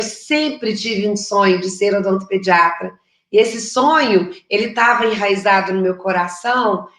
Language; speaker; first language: Portuguese; native; Portuguese